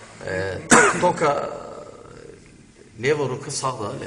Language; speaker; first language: Russian; non-native, learner; Turkish